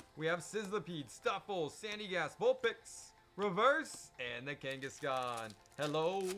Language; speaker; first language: English; native; English